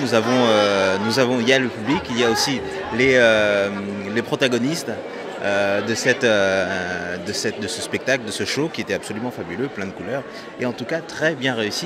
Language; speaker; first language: French; native; French